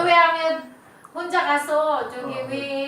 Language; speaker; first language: Korean; non-native, learner; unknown